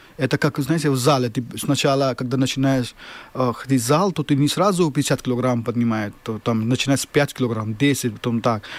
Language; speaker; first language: Russian; non-native, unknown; Hindi